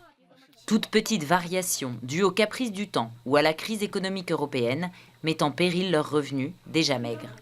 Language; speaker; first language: French; native; French